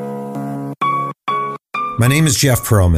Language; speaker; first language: English; native; English